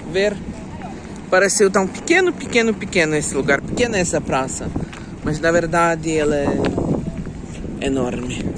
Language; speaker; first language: Portuguese; non-native, fluent; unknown